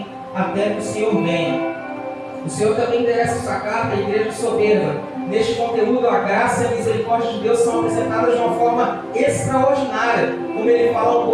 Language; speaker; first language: Portuguese; native; Portuguese